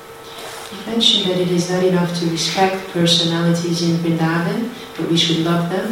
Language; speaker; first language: English; non-native, fluent; Hungarian